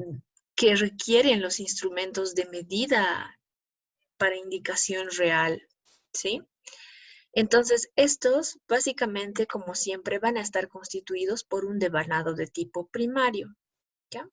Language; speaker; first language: Spanish; native; Spanish